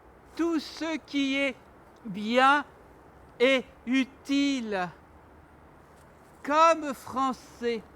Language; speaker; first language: French; non-native, learner; Armenian